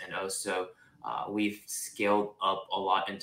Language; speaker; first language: English; non-native, local second language; Japanese